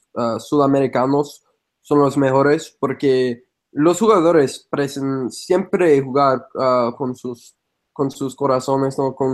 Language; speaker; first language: Spanish; non-native, fluent; English